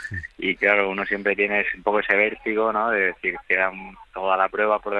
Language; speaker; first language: Spanish; native; Spanish